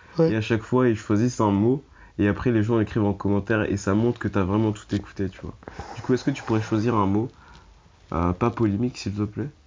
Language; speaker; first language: French; native; French